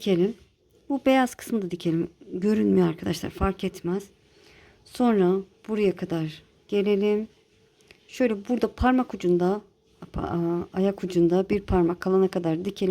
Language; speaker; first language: Turkish; native; Turkish